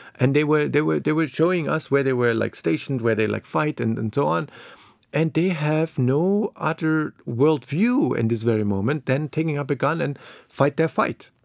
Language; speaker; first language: English; non-native, fluent; German